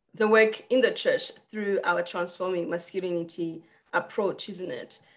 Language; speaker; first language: English; non-native, local second language; Kinyarwanda